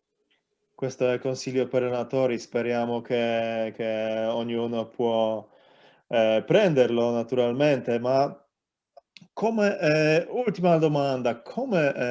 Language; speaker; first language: Italian; non-native, learner; Polish